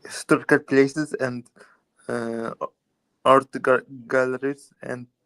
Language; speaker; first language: English; non-native, learner; Arabic